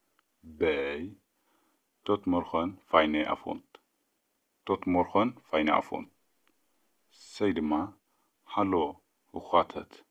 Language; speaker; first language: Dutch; non-native, fluent; Tigrinya